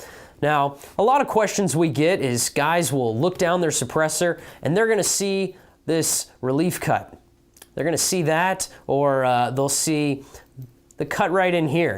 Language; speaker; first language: English; native; English